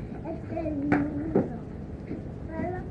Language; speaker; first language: Spanish; early bilingual, heritage; Spanish